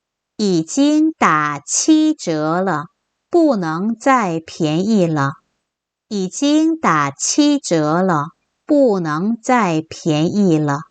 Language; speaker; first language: Chinese; non-native, fluent; Korean